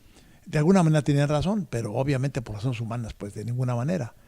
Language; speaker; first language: Spanish; native; Spanish